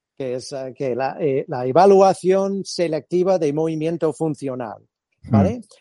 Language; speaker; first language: Spanish; non-native, fluent; English